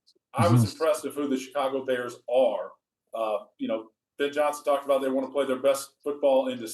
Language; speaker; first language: English; native; English